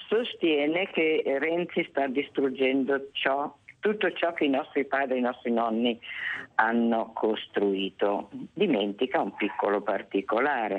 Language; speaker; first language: Italian; native; Italian